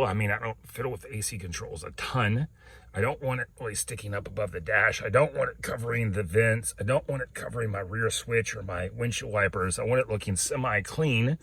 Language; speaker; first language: English; native; English